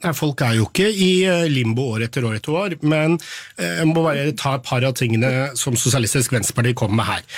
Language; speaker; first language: Norwegian; native; Norwegian